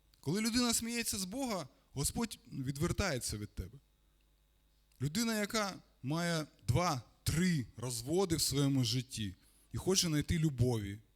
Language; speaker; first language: Ukrainian; non-native, local second language; Russian